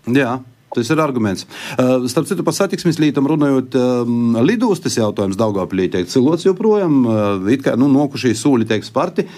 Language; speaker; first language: Latvian; native; Latvian